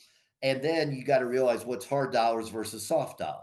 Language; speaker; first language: English; native; English